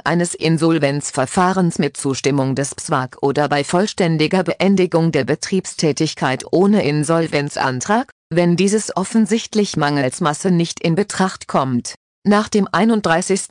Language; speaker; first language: German; native; German